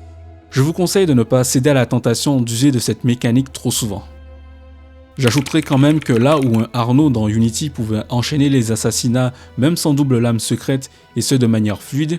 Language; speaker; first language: French; native; French